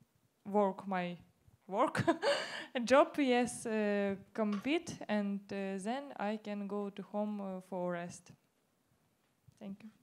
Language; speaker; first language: English; non-native, learner; Ukrainian